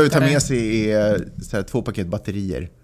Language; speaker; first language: Swedish; native; Swedish